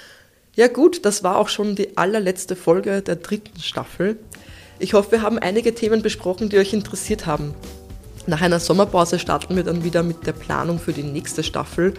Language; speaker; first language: German; native; German